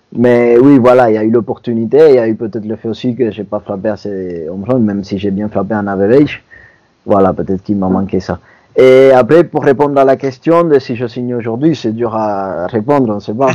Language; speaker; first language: French; non-native, fluent; Spanish